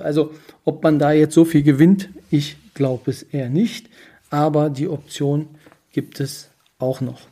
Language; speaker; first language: German; native; German